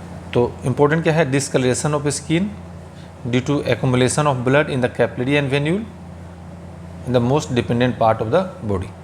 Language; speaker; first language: English; non-native, local second language; Hindi